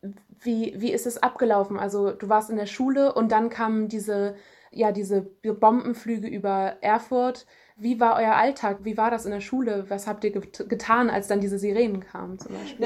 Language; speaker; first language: German; native; German